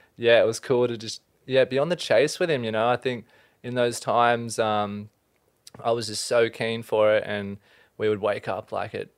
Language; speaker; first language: English; native; English